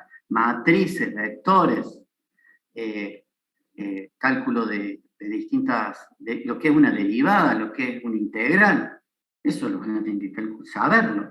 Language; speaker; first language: Spanish; native; Spanish